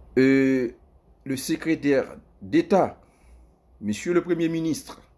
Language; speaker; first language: French; native; French